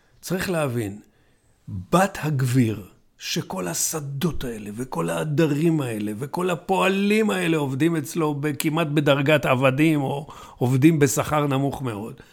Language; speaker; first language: Hebrew; native; Hebrew